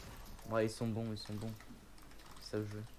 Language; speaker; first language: French; native; French